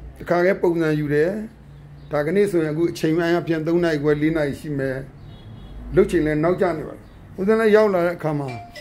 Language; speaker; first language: Burmese; native; Burmese